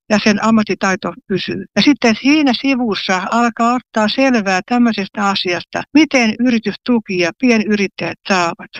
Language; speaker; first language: Finnish; native; Finnish